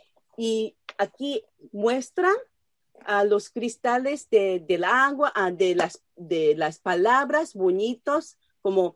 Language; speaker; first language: Spanish; non-native, learner; Japanese